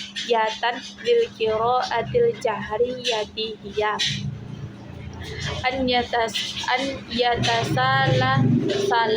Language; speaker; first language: Arabic; non-native, learner; Indonesian